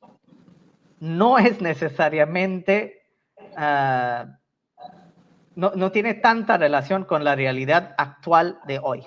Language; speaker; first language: Spanish; non-native, fluent; Tamil